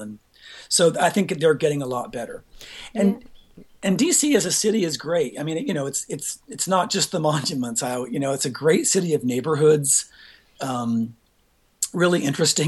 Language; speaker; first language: English; native; English